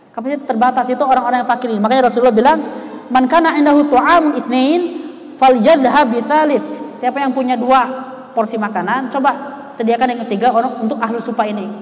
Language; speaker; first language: Indonesian; native; Indonesian